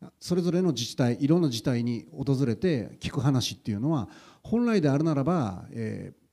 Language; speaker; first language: Japanese; native; Japanese